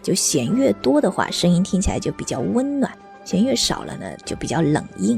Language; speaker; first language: Chinese; native; Chinese